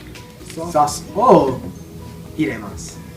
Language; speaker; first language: Japanese; non-native, learner; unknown